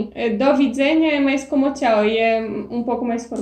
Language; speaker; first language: Portuguese; non-native, fluent; Polish